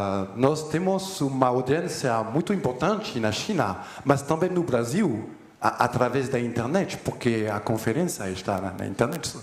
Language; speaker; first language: Portuguese; non-native, fluent; French